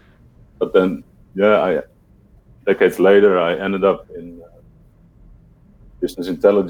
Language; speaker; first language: English; non-native, fluent; Dutch